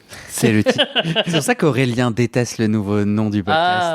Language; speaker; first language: French; native; French